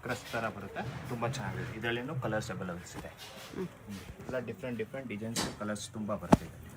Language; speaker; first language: Kannada; non-native, local second language; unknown